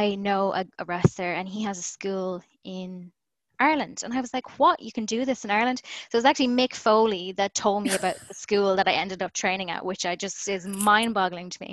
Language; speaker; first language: English; native; English